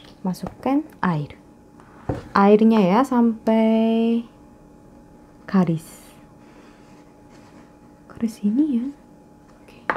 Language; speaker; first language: Indonesian; non-native, fluent; Korean